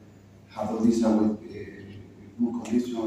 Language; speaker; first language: English; non-native, learner; Spanish